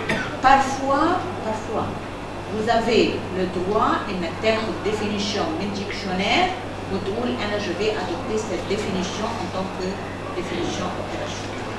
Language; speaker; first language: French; non-native, fluent; Arabic